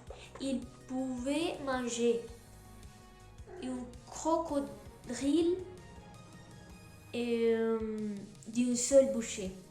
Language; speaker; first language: French; non-native, learner; Spanish